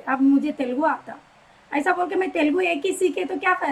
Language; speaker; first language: Hindi; non-native, local second language; Telugu